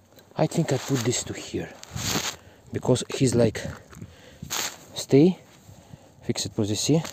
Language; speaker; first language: English; non-native, learner; Russian